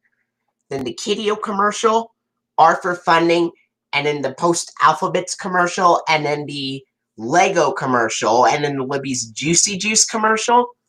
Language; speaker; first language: English; native; English